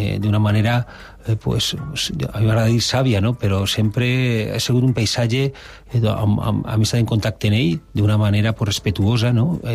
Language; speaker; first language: Catalan; native; Catalan